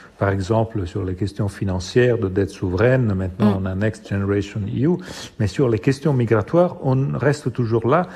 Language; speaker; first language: French; non-native, fluent; Italian